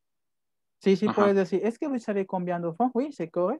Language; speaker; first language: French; non-native, fluent; Spanish